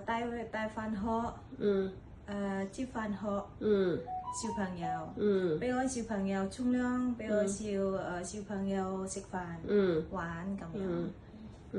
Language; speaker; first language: Cantonese; non-native, learner; Indonesian